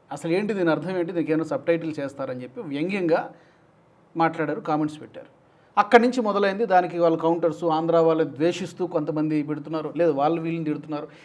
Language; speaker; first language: Telugu; native; Telugu